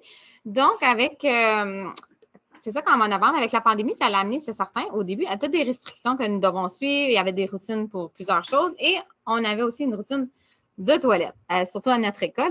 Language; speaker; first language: French; native; French